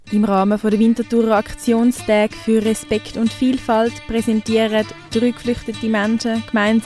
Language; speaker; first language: German; native; German